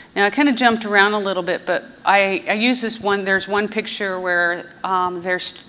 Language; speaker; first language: English; native; English